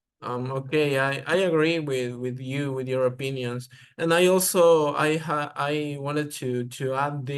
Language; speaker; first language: English; non-native, learner; Spanish